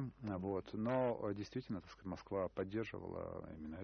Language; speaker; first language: Russian; native; Russian